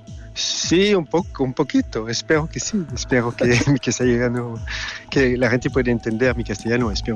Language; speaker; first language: Spanish; non-native, learner; French